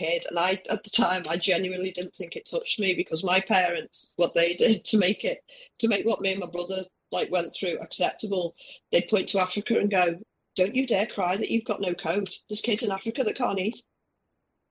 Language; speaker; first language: English; native; English